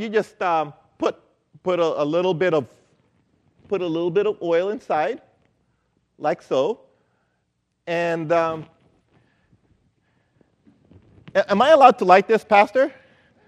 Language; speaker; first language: English; non-native, local second language; Filipino